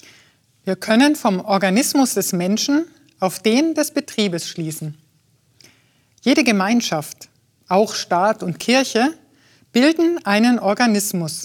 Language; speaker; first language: German; native; German